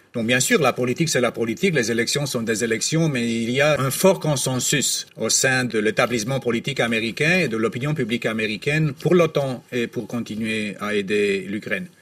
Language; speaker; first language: French; non-native, fluent; Romanian